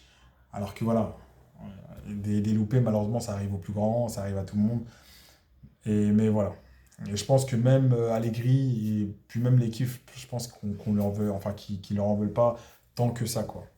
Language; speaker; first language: French; native; French